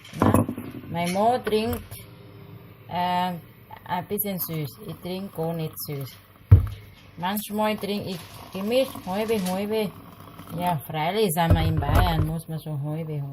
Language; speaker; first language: German; non-native, learner; Thai